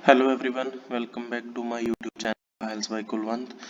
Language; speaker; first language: English; non-native, local second language; Punjabi